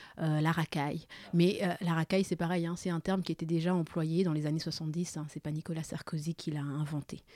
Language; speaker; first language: French; early bilingual, other home language; Malagasy